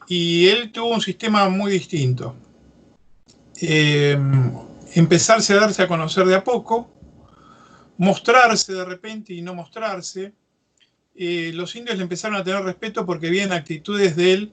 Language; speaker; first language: Spanish; native; Spanish